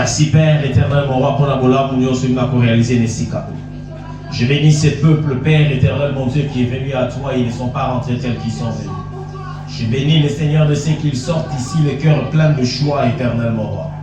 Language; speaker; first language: French; non-native, local second language; Lingala